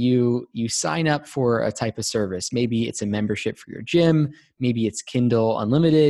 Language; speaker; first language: English; native; English